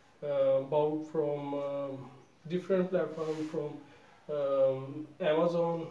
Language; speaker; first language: English; non-native, local second language; Urdu